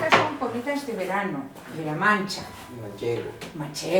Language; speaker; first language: Spanish; native; Spanish